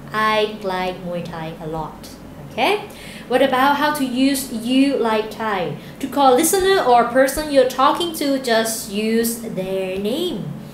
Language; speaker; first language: English; non-native, fluent; Thai